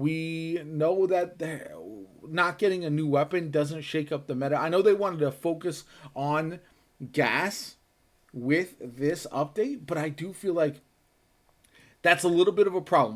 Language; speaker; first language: English; native; English